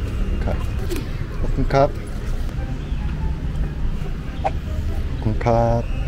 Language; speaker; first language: Thai; non-native, learner; Korean